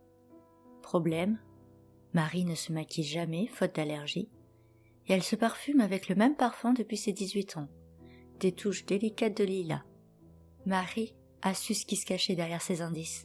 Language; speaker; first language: French; native; French